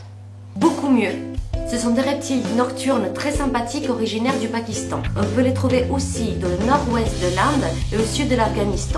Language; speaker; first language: French; non-native, fluent; Spanish